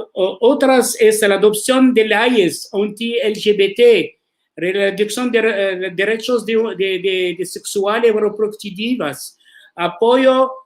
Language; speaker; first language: Spanish; non-native, learner; Arabic